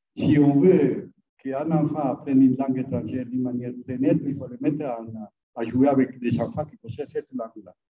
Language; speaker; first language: French; non-native, fluent; Spanish